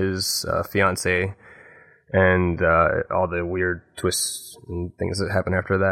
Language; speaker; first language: English; native; English